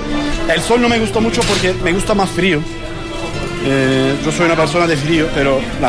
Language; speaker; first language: Spanish; non-native, learner; Turkish